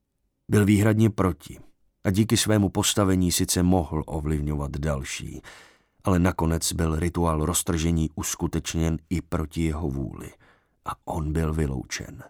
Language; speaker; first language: Czech; native; Czech